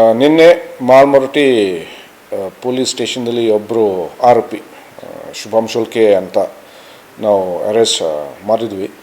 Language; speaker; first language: Kannada; non-native, fluent; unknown